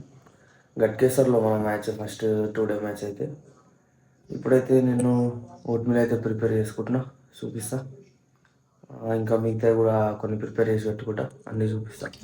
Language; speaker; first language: Telugu; native; Telugu